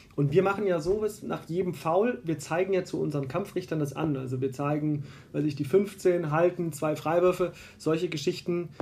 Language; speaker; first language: German; native; German